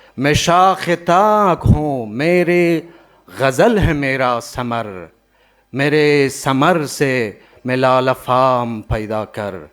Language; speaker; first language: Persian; native; Persian